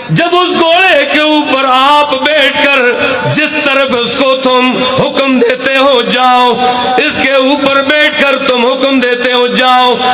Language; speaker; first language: Urdu; non-native, local second language; Pashto